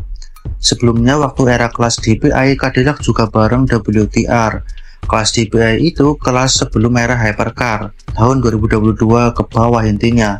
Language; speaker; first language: Indonesian; native; Indonesian